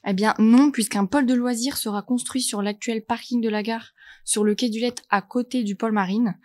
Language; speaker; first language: French; native; French